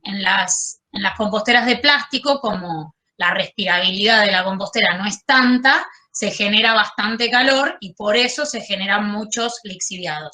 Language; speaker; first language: Spanish; native; Spanish